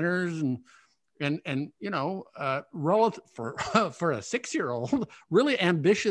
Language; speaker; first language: English; native; English